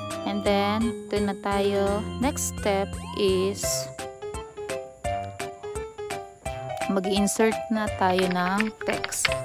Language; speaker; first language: Filipino; native; Filipino